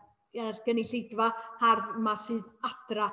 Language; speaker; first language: Welsh; native; Welsh